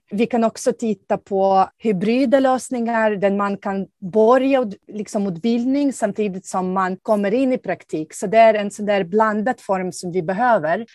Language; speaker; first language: Swedish; non-native, fluent; Ukrainian